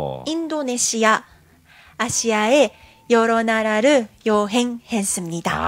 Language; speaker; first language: Korean; non-native, learner; Japanese